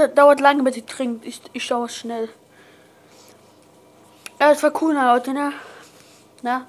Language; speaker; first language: German; non-native, learner; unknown